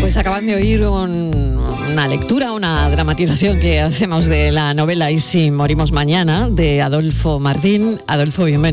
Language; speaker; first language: Spanish; native; Spanish